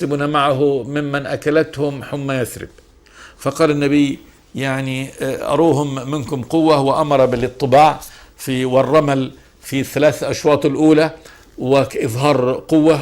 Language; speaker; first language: Arabic; native; Arabic